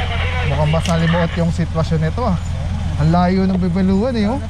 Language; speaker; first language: Filipino; native; Filipino